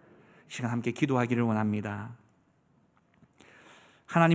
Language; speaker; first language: Korean; native; Korean